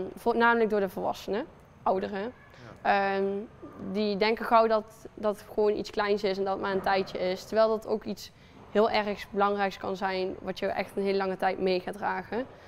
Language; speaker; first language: Dutch; early bilingual, other home language; Spanish